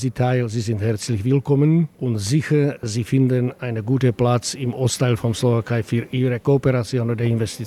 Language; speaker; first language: German; non-native, learner; Slovak